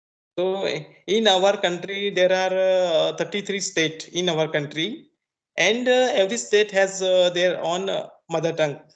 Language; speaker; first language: English; non-native, learner; Marathi